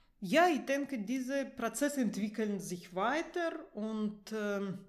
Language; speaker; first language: German; non-native, fluent; Russian